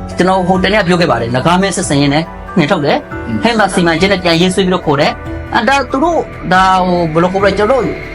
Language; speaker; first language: Burmese; non-native, local second language; Rohingya